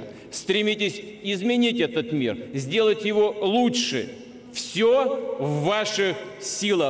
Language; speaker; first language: Russian; native; Russian